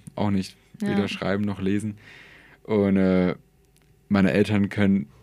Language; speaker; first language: German; early bilingual, other home language; Persian